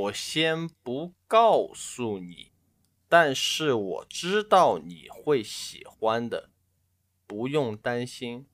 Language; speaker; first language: Chinese; non-native, learner; English